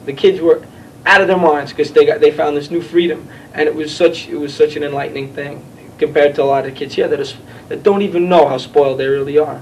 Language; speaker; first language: English; native; English